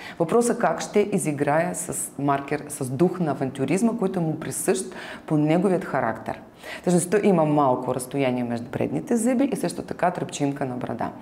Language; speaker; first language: Bulgarian; non-native, fluent; Ukrainian